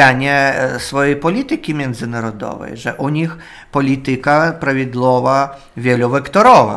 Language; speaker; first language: Polish; non-native, learner; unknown